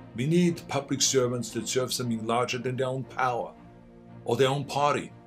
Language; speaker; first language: English; non-native, fluent; German